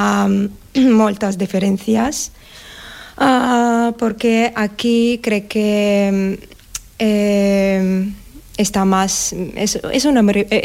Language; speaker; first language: Catalan; non-native, learner; Russian